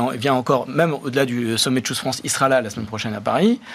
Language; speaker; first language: French; native; French